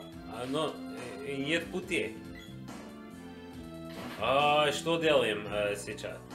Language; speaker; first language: Russian; non-native, learner; English